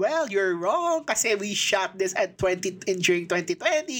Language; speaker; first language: English; non-native, local second language; Filipino